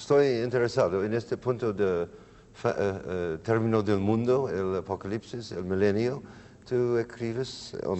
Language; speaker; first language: Spanish; non-native, learner; English